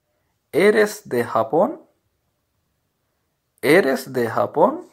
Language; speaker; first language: Spanish; non-native, learner; Urdu